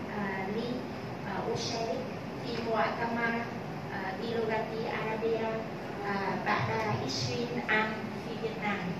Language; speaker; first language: Arabic; non-native, fluent; Vietnamese